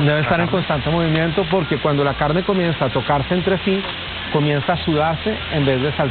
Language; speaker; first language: Spanish; native; Spanish